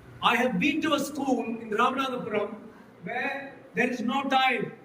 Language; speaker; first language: English; non-native, local second language; Tamil